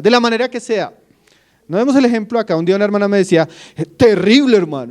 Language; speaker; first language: Spanish; native; Spanish